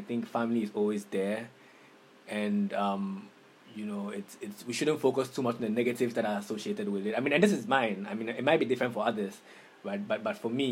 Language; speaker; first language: English; non-native, local second language; Akan